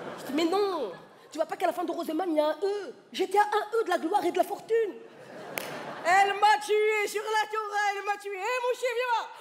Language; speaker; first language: French; native; French